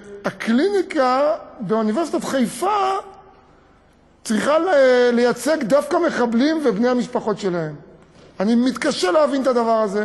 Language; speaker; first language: Hebrew; native; Hebrew